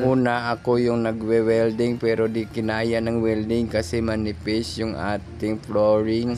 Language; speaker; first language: Filipino; non-native, local second language; Cebuano